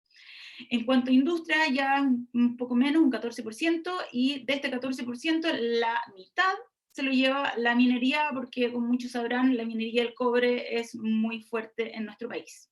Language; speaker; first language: Spanish; native; Spanish